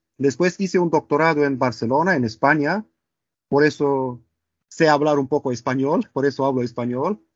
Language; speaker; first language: Spanish; non-native, fluent; Romanian